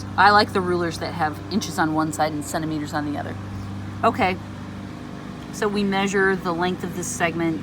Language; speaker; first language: English; native; English